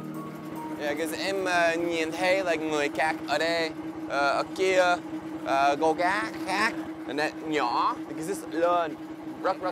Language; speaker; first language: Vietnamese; non-native, learner; English